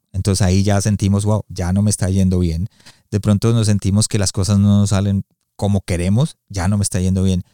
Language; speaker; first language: Spanish; early bilingual, heritage; Spanish